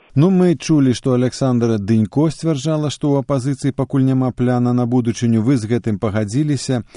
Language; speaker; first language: Belarusian; native; Belarusian